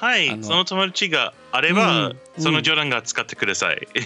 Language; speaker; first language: Japanese; non-native, learner; English